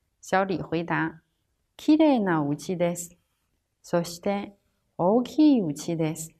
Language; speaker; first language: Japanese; non-native, fluent; Chinese